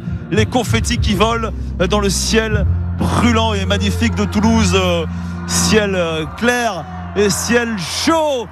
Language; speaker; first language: French; native; French